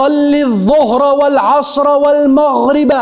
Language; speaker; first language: Arabic; non-native, fluent; Urdu